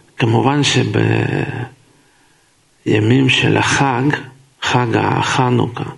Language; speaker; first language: Hebrew; non-native, fluent; Russian